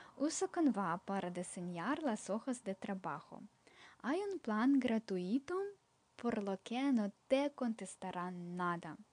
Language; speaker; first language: Spanish; non-native, fluent; Ukrainian